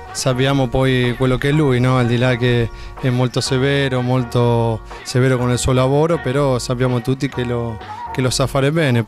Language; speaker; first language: Italian; non-native, fluent; Spanish